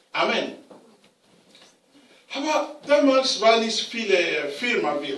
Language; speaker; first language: German; non-native, learner; Romanian